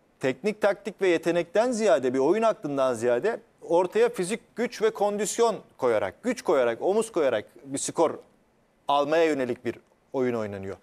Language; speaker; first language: Turkish; native; Turkish